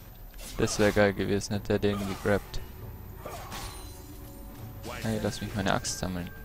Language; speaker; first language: German; native; German